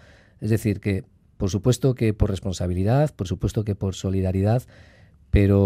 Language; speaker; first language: Spanish; native; Spanish